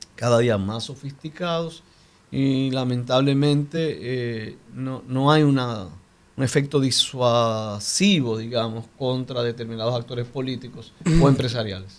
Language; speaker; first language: Spanish; native; Spanish